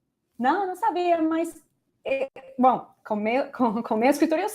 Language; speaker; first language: Portuguese; non-native, fluent; Spanish